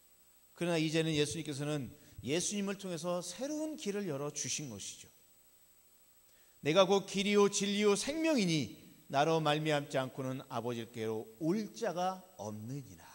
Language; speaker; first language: Korean; native; Korean